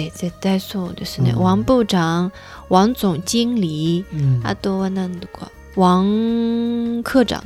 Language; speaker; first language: Japanese; non-native, fluent; Chinese